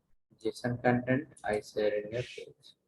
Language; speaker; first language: English; non-native, local second language; Telugu